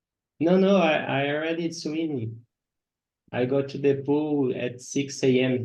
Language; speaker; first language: English; non-native, learner; Portuguese